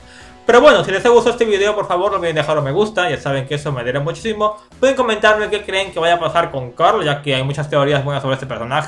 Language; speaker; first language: Spanish; native; Spanish